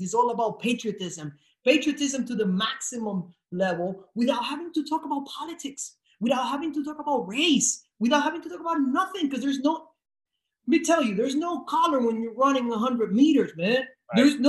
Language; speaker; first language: English; non-native, fluent; Spanish